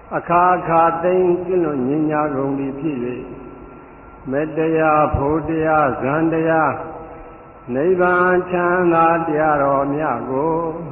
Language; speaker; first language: Burmese; native; Burmese